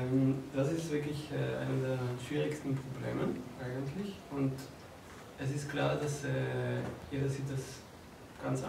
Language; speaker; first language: German; non-native, fluent; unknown